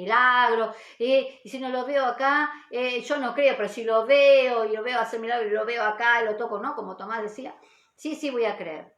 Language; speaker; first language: Spanish; native; Spanish